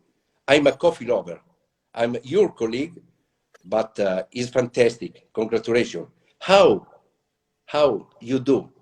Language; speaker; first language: English; non-native, learner; Italian